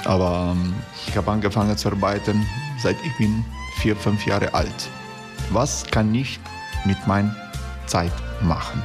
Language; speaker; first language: German; non-native, fluent; Croatian